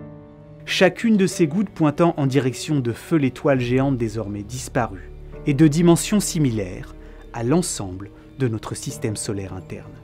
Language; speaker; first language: French; native; French